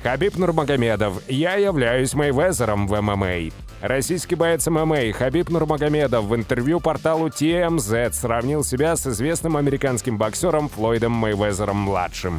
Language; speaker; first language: Russian; native; Russian